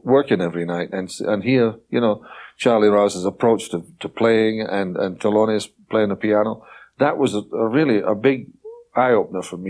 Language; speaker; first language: English; native; English